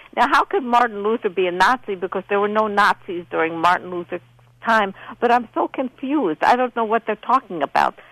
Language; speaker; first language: English; non-native, fluent; Polish